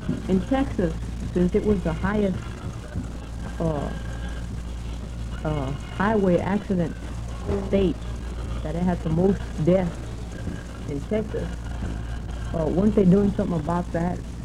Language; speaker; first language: English; early bilingual, other home language; Spanish